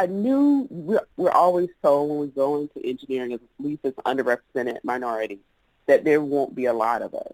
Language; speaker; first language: English; native; English